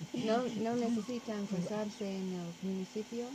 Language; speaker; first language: Spanish; non-native, learner; English